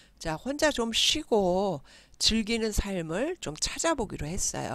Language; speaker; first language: Korean; native; Korean